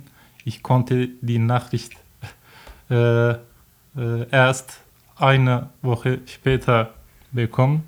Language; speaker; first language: German; non-native, learner; Turkish